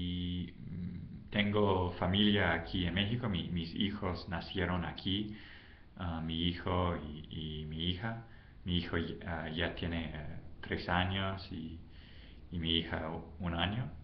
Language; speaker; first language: Spanish; non-native, fluent; English